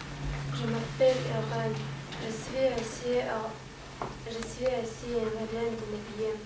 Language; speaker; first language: French; non-native, learner; Yakut